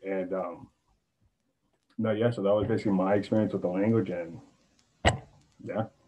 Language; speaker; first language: English; native; English